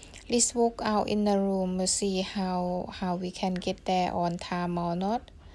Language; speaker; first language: English; non-native, learner; Thai